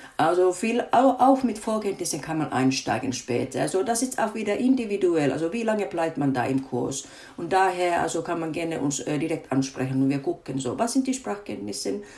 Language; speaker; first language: German; non-native, fluent; Finnish